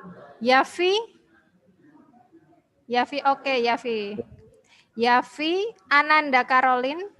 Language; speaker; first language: English; non-native, learner; Indonesian